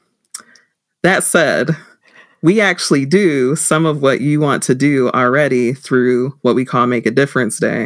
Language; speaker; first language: English; native; English